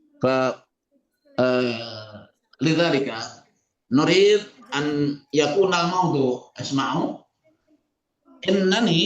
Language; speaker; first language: Arabic; non-native, fluent; Indonesian